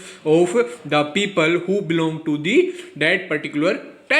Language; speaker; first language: English; non-native, local second language; Hindi